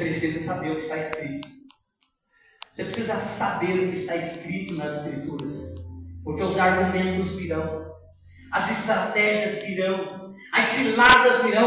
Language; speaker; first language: Portuguese; native; Portuguese